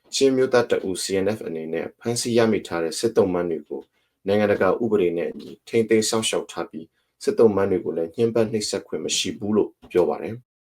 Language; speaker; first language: Burmese; non-native, local second language; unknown